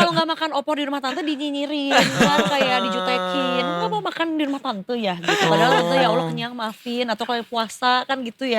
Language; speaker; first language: Indonesian; native; Indonesian